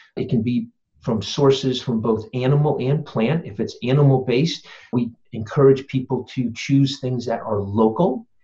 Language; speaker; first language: English; native; English